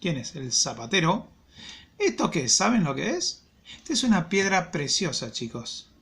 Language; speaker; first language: Spanish; native; Spanish